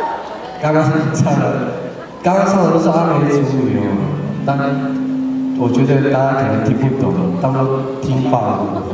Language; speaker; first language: Chinese; non-native, local second language; Amis